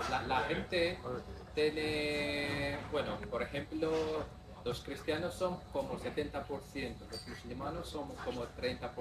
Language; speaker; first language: Spanish; non-native, fluent; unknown